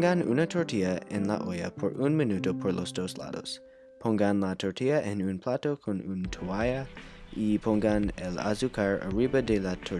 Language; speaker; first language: Spanish; non-native, learner; English